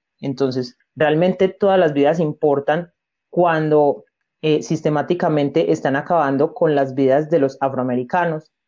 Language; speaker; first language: Spanish; native; Spanish